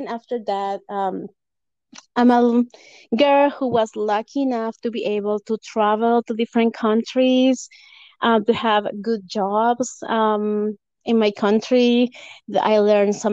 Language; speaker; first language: English; non-native, fluent; Spanish